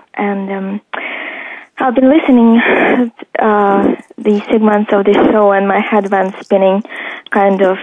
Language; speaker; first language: English; non-native, fluent; Ukrainian